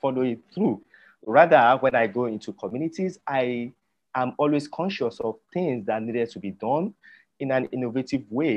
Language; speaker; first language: English; non-native, local second language; Yoruba